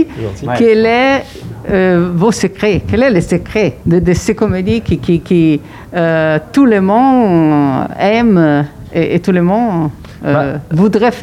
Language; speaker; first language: French; non-native, fluent; Italian